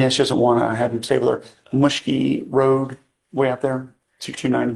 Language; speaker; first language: English; native; English